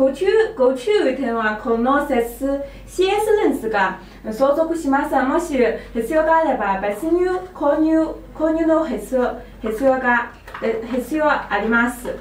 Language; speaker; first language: Japanese; non-native, learner; Chinese